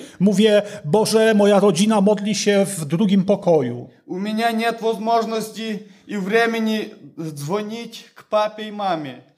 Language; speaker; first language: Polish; non-native, learner; Russian